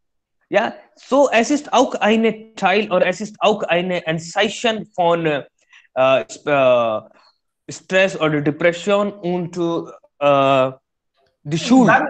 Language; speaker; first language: German; non-native, learner; Hindi